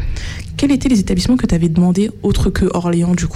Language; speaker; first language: French; native; French